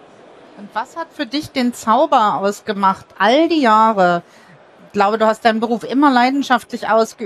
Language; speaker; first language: German; native; German